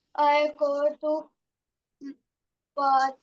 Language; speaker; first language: English; non-native, learner; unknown